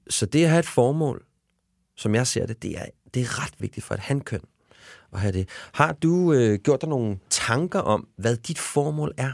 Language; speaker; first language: Danish; native; Danish